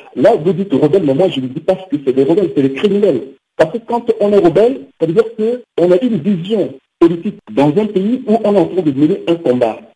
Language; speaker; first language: French; non-native, local second language; Sango